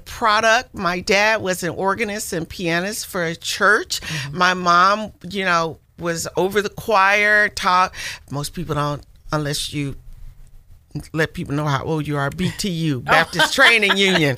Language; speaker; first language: English; native; English